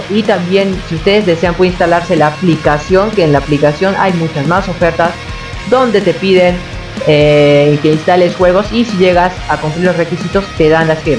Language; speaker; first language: Spanish; native; Spanish